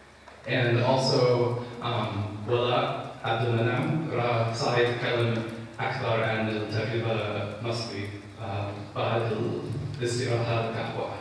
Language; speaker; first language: Arabic; non-native, fluent; English